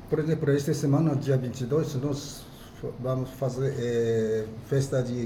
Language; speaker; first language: Portuguese; non-native, fluent; Japanese